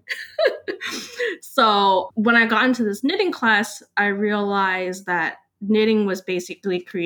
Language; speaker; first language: English; early bilingual, other home language; Cantonese